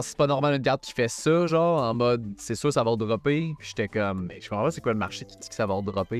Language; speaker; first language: French; native; French